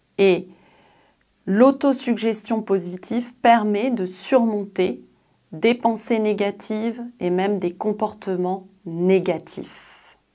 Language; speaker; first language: French; native; French